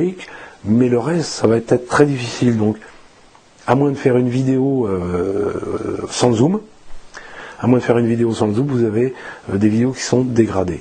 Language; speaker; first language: French; native; French